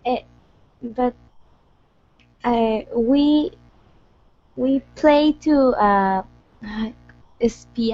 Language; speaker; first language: English; non-native, learner; Spanish